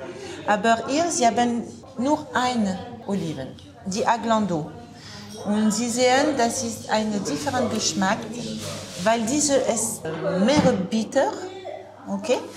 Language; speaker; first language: German; non-native, learner; French